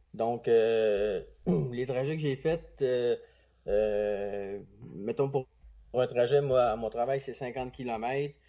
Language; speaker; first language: French; native; French